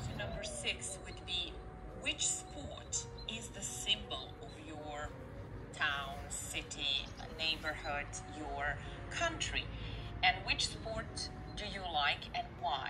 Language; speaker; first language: English; non-native, fluent; Serbian